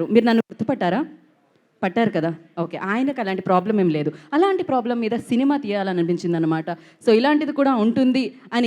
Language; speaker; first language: Telugu; native; Telugu